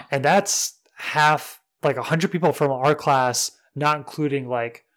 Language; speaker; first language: English; native; English